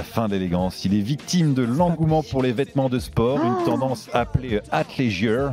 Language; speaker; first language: French; native; French